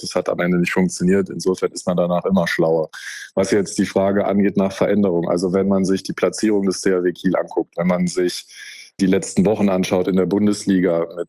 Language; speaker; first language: German; native; German